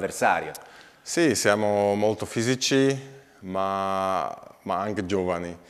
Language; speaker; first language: Italian; non-native, learner; Slovak